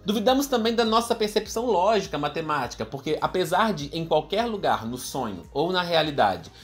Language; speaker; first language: Portuguese; native; Portuguese